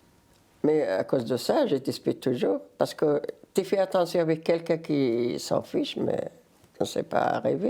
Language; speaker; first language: French; non-native, learner; Riffian